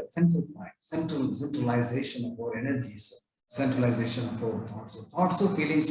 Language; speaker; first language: English; non-native, local second language; Kannada